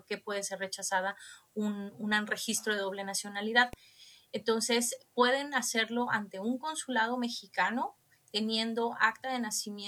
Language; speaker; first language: Spanish; native; Spanish